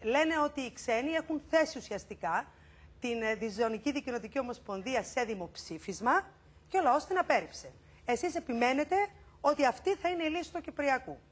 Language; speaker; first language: Greek; native; Greek